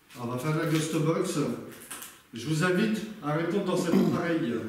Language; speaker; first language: French; native; French